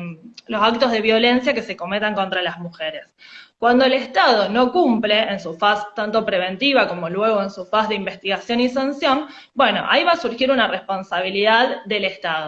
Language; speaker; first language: Spanish; native; Spanish